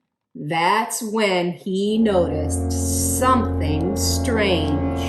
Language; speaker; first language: English; native; English